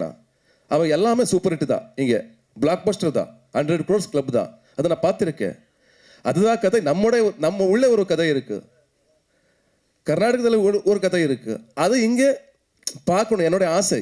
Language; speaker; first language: Tamil; non-native, local second language; Kannada